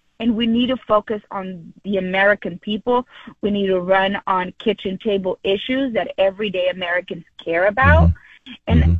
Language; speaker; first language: English; early bilingual, other home language; Spanish